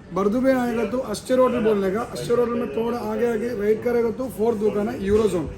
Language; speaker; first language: Hindi; non-native, local second language; Kannada